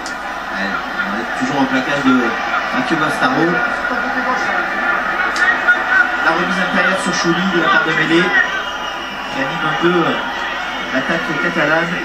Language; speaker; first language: French; native; French